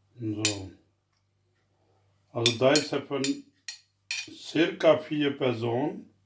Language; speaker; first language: German; non-native, fluent; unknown